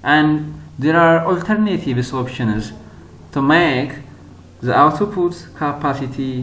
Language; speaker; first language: English; non-native, local second language; Amharic